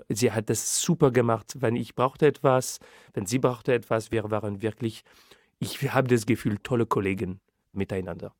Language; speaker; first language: German; non-native, fluent; French